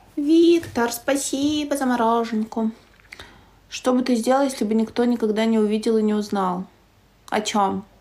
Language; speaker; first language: Russian; native; Russian